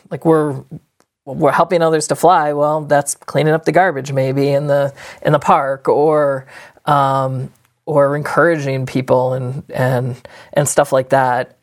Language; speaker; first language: English; native; English